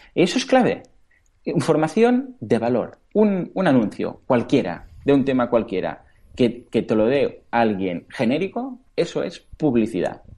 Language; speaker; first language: Spanish; native; Spanish